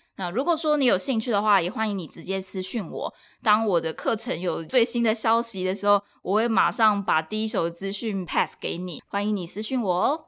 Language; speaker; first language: Chinese; native; Chinese